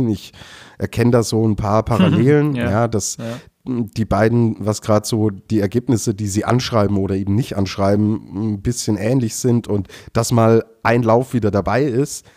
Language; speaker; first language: German; native; German